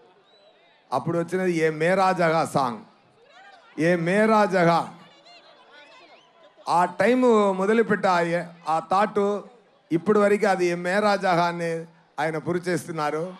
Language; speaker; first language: Telugu; non-native, local second language; Tamil